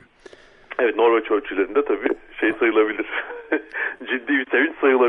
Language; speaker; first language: Turkish; native; Turkish